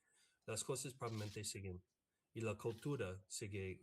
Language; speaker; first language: Spanish; non-native, fluent; English